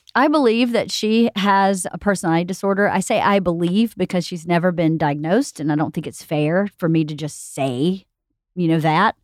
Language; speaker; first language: English; native; English